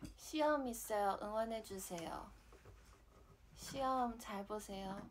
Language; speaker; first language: Korean; non-native, fluent; Chinese